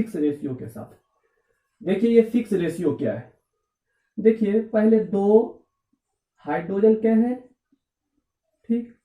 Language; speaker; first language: Hindi; native; Hindi